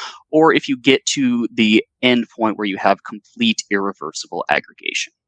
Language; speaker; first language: English; native; English